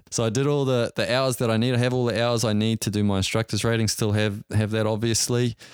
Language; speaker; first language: English; native; English